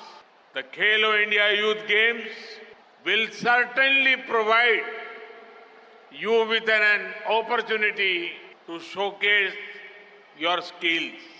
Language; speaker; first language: English; non-native, local second language; Gujarati